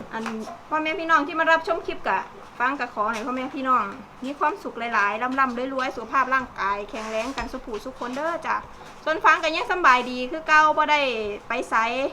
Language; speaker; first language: Thai; native; Thai